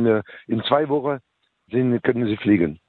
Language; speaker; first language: German; non-native, learner; French